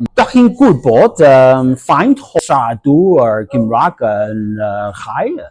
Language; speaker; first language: Welsh; non-native, learner; Cantonese